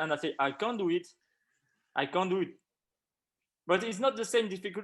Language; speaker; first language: English; non-native, learner; French